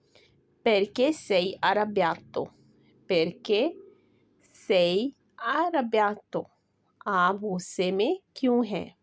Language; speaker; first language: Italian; non-native, fluent; Urdu